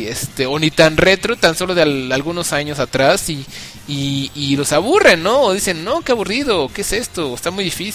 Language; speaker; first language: Spanish; native; Spanish